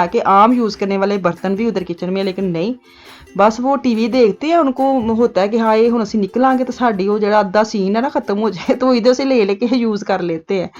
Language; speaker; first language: Urdu; non-native, local second language; Punjabi